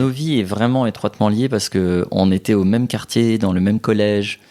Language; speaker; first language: French; native; French